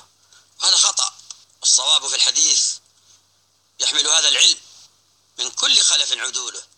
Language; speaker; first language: Arabic; native; Arabic